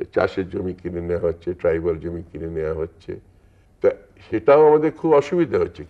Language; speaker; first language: Bangla; native; Bangla